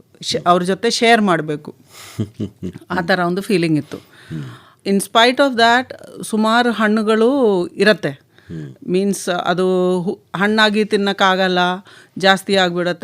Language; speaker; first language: Kannada; non-native, local second language; Malayalam